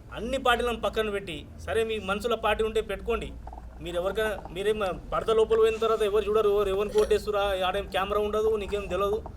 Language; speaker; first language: Telugu; non-native, local second language; Lambadi